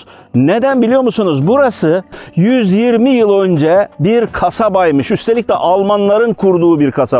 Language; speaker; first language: Turkish; native; Turkish